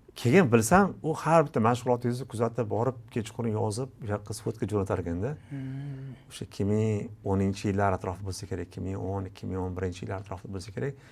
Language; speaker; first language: Uzbek; native; Uzbek